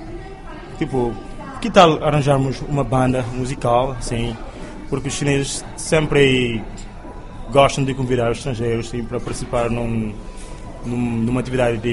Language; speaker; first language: Portuguese; non-native, local second language; Kabuverdianu